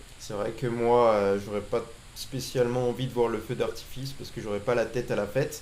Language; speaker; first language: French; native; French